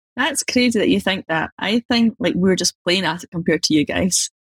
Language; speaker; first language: English; native; English